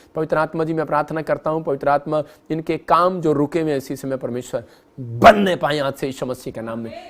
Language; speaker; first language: Hindi; non-native, local second language; Punjabi